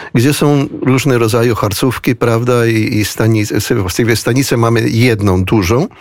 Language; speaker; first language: Polish; early bilingual, heritage; Spanish